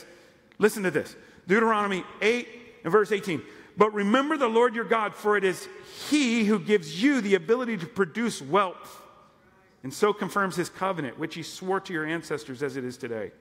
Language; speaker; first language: English; native; English